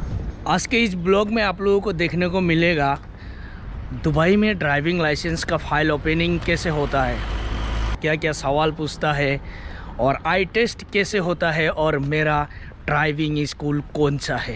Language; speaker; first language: Hindi; non-native, local second language; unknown